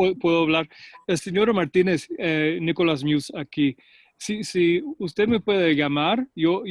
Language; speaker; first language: Spanish; non-native, fluent; English